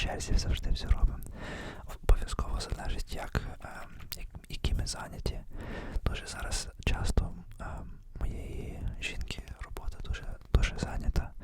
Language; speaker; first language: Ukrainian; early bilingual, heritage; Ukrainian